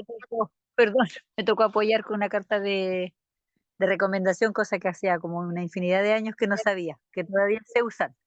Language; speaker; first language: Spanish; native; Spanish